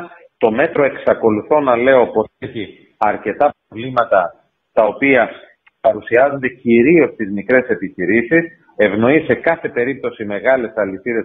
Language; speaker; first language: Greek; native; Greek